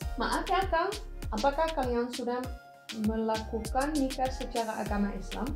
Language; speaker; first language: Indonesian; non-native, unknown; Dutch